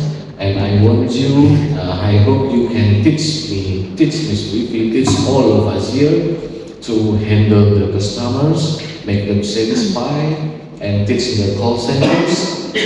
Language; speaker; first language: English; non-native, fluent; Indonesian